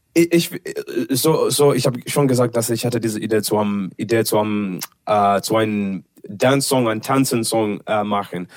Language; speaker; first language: German; non-native, learner; English